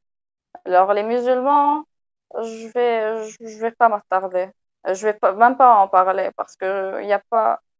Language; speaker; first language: French; non-native, local second language; Arabic